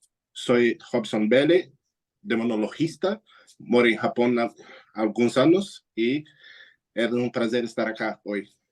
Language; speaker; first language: Spanish; non-native, learner; Portuguese